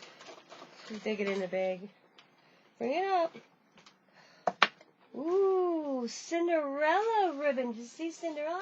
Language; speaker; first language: English; native; English